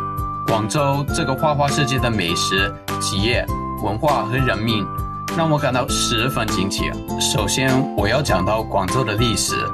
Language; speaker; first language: Chinese; non-native, fluent; English